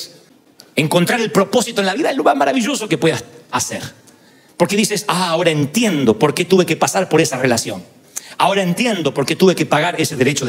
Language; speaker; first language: Spanish; native; Spanish